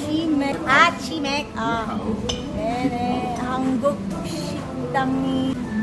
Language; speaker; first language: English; non-native, local second language; Filipino